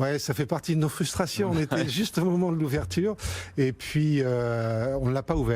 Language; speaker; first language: French; native; French